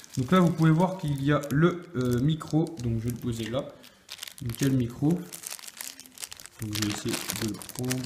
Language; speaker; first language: French; native; French